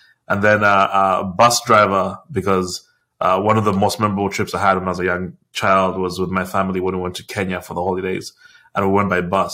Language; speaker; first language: English; non-native, local second language; Ganda